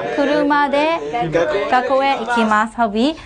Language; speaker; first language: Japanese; non-native, fluent; Burmese